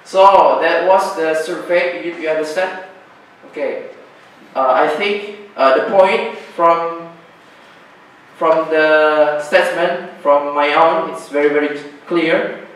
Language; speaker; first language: English; non-native, learner; Indonesian